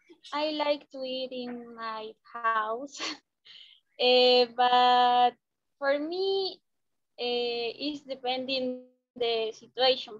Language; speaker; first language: English; non-native, learner; Spanish